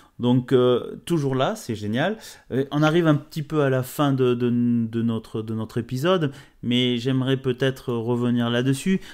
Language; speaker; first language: French; native; French